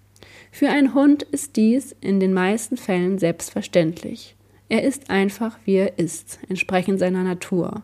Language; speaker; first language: German; native; German